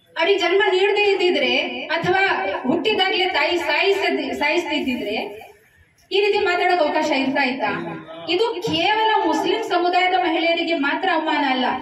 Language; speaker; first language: Kannada; non-native, local second language; Urdu